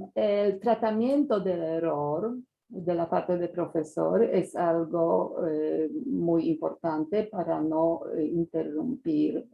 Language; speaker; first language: Spanish; non-native, fluent; Polish